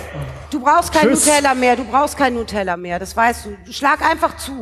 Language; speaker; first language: German; native; German